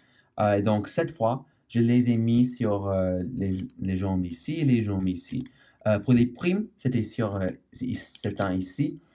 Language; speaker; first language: French; non-native, learner; English